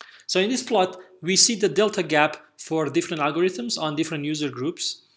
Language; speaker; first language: English; non-native, fluent; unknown